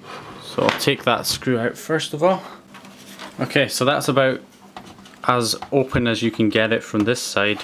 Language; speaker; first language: English; native; English